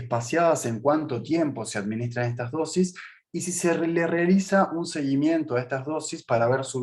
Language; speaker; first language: Spanish; native; Spanish